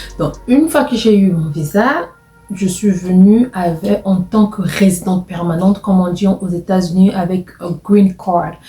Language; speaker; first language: French; non-native, local second language; Lingala